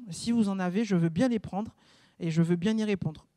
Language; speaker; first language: French; native; French